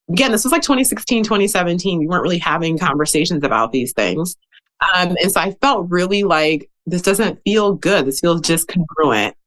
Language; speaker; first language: English; native; English